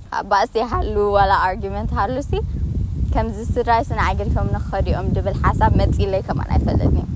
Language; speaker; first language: Tigrinya; native; Tigrinya